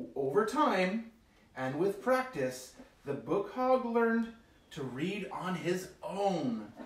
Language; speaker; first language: English; native; English